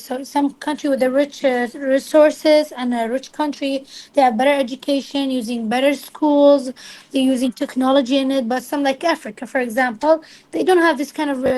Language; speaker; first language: English; non-native, fluent; Arabic